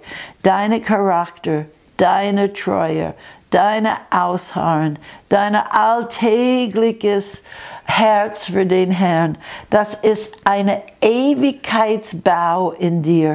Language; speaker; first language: German; non-native, fluent; English